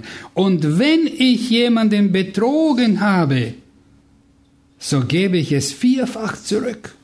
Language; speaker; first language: German; non-native, fluent; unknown